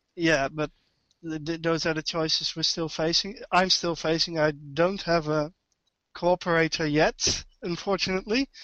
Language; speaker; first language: English; non-native, fluent; Dutch